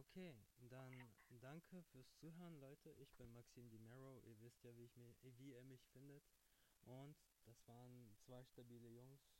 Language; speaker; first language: German; early bilingual, other home language; Russian